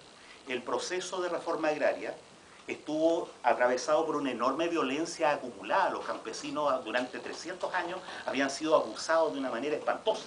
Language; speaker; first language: Spanish; native; Spanish